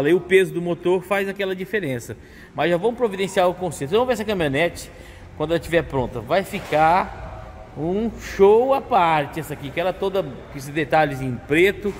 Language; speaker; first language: Portuguese; native; Portuguese